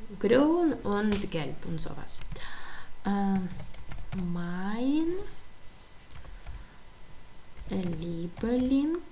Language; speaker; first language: German; non-native, fluent; Ukrainian